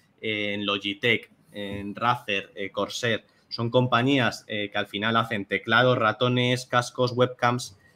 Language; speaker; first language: Spanish; native; Spanish